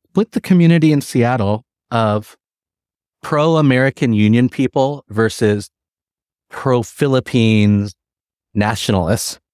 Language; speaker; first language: English; early bilingual, other home language; Filipino